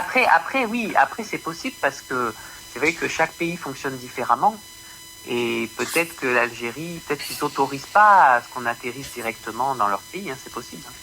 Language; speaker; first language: French; native; French